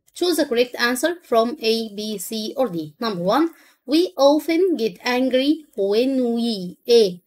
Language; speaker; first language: English; non-native, fluent; Arabic